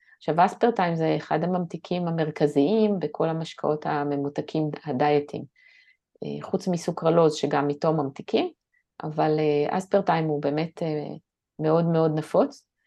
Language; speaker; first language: Hebrew; native; Hebrew